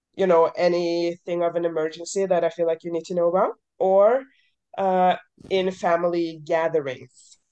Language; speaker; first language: English; early bilingual, other home language; Norwegian